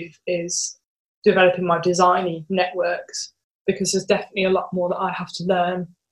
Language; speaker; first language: English; native; English